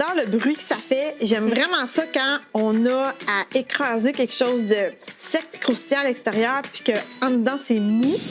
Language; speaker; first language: French; native; French